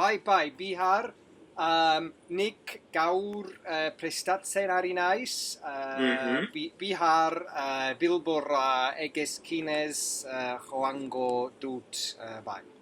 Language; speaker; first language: Basque; non-native, learner; English